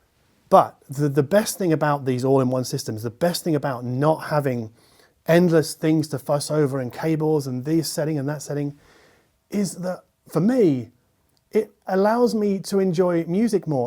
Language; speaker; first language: English; native; English